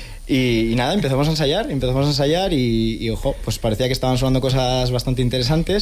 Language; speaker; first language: Spanish; native; Spanish